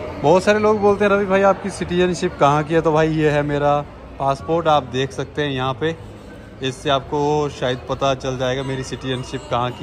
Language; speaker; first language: Hindi; native; Hindi